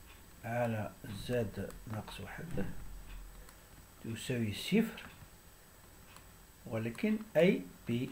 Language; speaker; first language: Arabic; native; Arabic